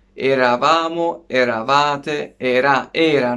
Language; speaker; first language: Italian; non-native, fluent; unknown